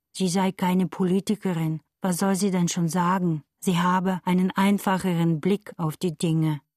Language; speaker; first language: German; non-native, fluent; Bulgarian